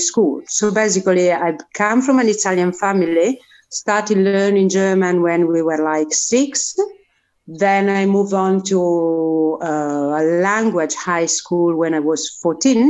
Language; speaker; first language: English; non-native, fluent; Italian